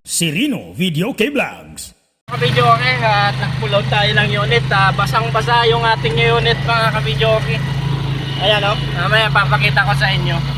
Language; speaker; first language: Filipino; native; Filipino